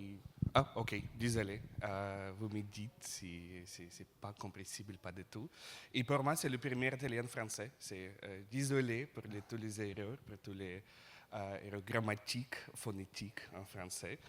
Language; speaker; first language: French; non-native, fluent; Russian